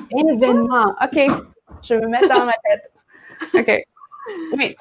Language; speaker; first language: French; non-native, learner; English